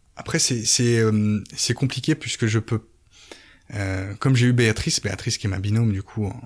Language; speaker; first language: French; native; French